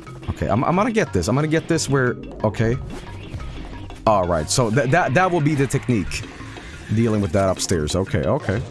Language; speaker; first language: English; non-native, fluent; Swedish